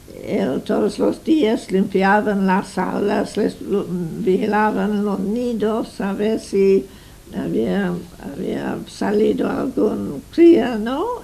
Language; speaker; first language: Spanish; non-native, fluent; English